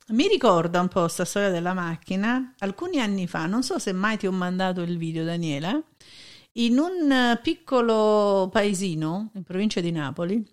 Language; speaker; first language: Italian; native; Italian